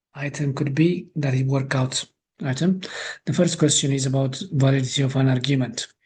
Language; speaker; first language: English; non-native, local second language; Amharic